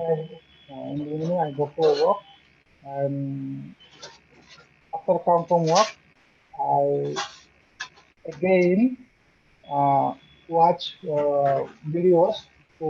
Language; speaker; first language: English; non-native, learner; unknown